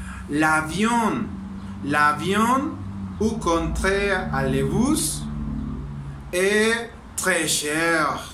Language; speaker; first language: French; non-native, learner; Spanish